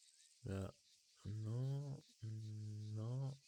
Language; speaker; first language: French; native; French